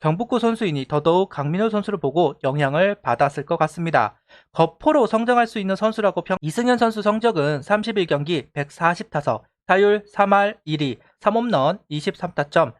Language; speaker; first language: Korean; native; Korean